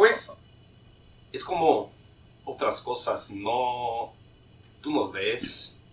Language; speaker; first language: Spanish; non-native, learner; English